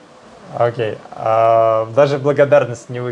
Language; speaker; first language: Russian; native; Russian